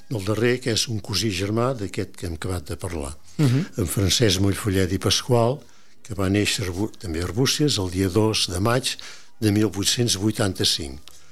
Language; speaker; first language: Catalan; native; Catalan